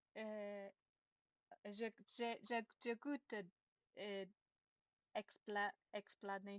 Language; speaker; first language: French; non-native, learner; Chinese